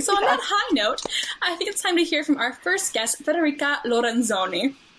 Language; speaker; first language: English; native; English